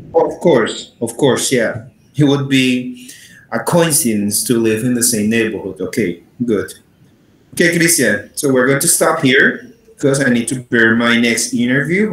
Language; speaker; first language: English; non-native, fluent; Spanish